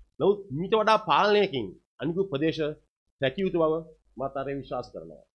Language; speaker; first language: Sinhala; native; Sinhala